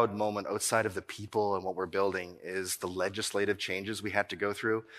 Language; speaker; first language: English; native; English